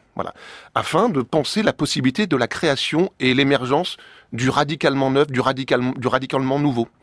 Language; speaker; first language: French; native; French